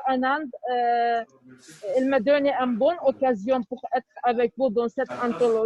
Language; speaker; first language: French; non-native, learner; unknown